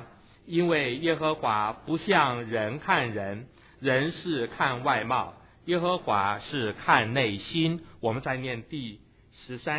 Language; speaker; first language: Chinese; native; Chinese